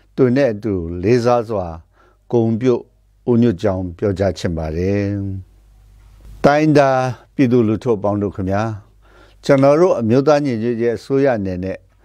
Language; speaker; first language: Burmese; non-native, local second language; Kachin